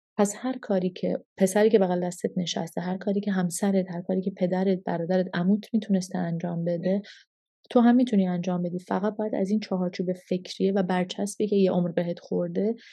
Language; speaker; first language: Persian; early bilingual, heritage; Persian